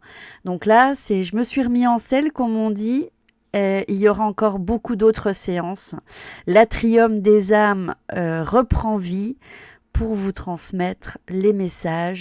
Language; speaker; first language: French; native; French